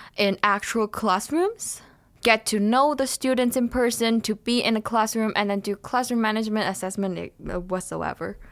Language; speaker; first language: English; non-native, fluent; Chinese